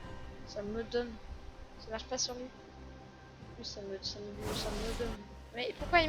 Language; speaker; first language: French; native; French